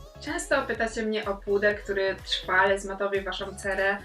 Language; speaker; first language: Polish; native; Polish